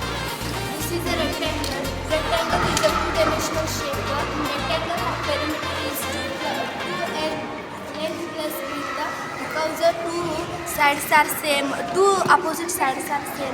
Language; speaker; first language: English; non-native, learner; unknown